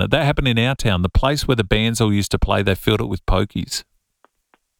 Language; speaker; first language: English; native; English